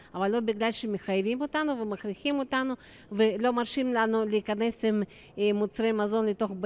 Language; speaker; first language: Hebrew; non-native, fluent; Russian